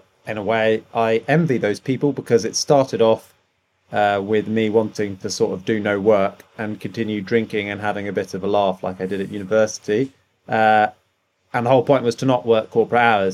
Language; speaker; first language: English; native; English